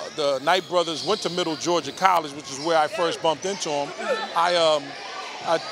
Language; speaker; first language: English; native; English